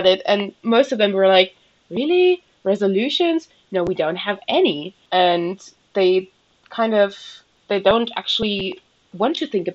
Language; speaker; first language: English; non-native, fluent; German